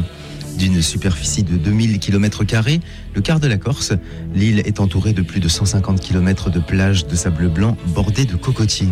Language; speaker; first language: French; native; French